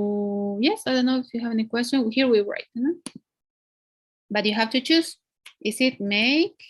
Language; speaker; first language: English; non-native, fluent; Spanish